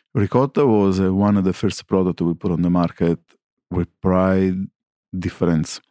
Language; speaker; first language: English; non-native, learner; Italian